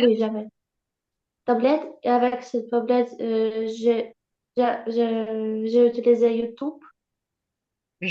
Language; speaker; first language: French; non-native, learner; Ukrainian